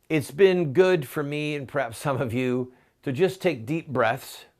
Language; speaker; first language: English; native; English